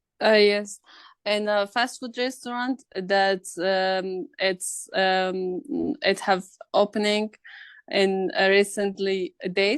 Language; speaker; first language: English; non-native, learner; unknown